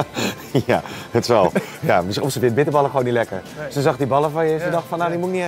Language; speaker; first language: Dutch; native; Dutch